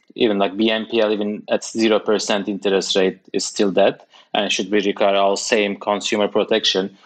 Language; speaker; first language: English; non-native, fluent; Turkish